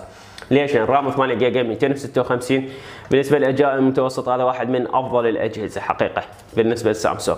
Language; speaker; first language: Arabic; native; Arabic